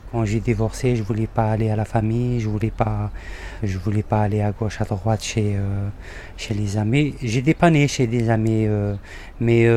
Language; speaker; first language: French; non-native, fluent; Arabic